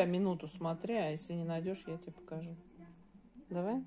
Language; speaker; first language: Russian; native; Russian